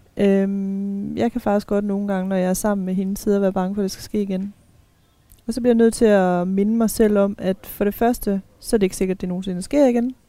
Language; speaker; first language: Danish; native; Danish